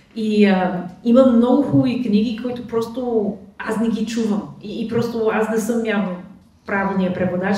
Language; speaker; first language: Bulgarian; non-native, fluent; English